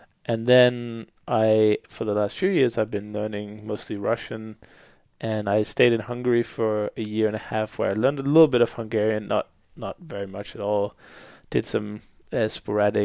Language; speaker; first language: English; non-native, fluent; Danish